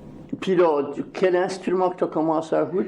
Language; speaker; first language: French; native; French